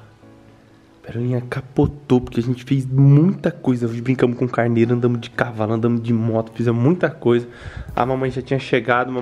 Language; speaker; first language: Portuguese; native; Portuguese